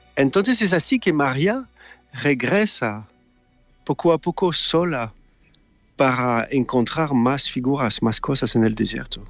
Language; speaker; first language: Spanish; non-native, fluent; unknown